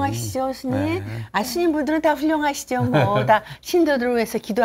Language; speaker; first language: Korean; native; Korean